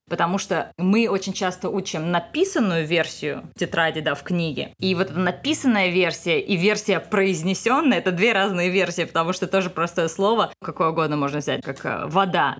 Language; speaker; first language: Russian; native; Russian